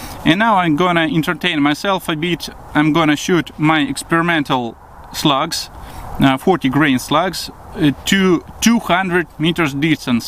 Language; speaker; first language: English; non-native, fluent; Russian